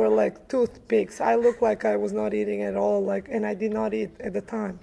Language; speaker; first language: English; early bilingual, other home language; Serbian